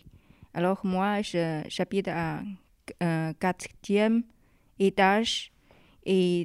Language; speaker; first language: French; non-native, fluent; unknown